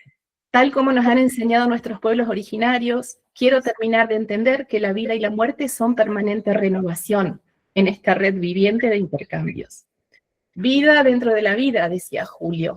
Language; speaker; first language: Spanish; native; Spanish